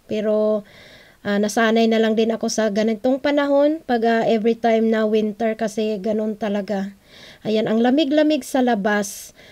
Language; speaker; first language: Filipino; non-native, local second language; Cebuano